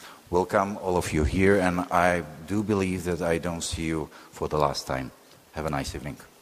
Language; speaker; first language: English; non-native, fluent; Czech